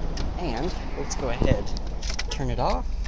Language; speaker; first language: English; native; English